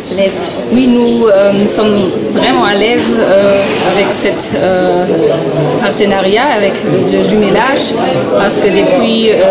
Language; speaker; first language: French; non-native, fluent; German